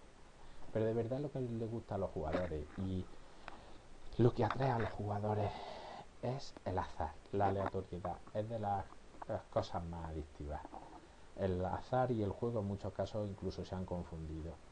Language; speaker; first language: Spanish; native; Spanish